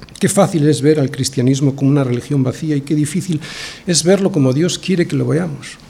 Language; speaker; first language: Spanish; native; Spanish